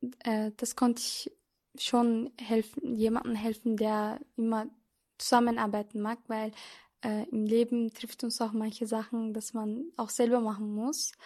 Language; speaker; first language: German; non-native, local second language; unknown